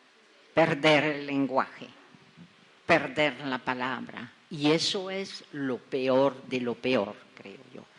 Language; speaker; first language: Spanish; non-native, fluent; French